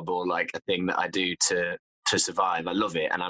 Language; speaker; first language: English; native; English